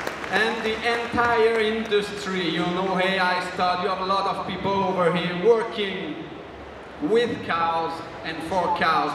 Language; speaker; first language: English; non-native, fluent; French